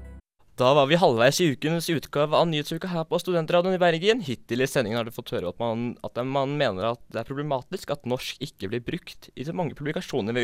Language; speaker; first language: Norwegian; native; Norwegian